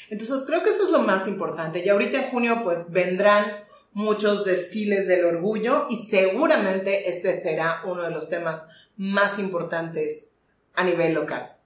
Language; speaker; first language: Spanish; native; Spanish